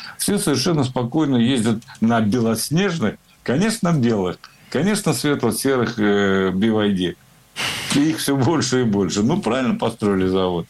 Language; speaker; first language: Russian; native; Russian